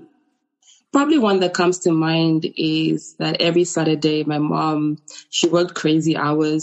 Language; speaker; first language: English; non-native, local second language; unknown